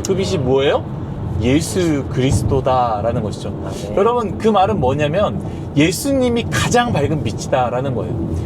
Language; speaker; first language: Korean; native; Korean